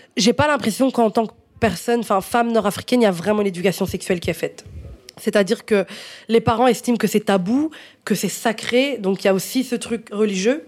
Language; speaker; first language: French; non-native, fluent; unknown